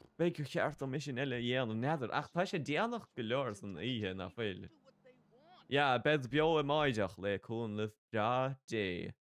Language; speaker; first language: Irish; native; Irish